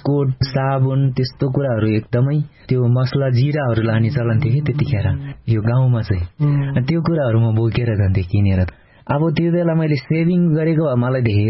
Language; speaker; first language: Nepali; native; Nepali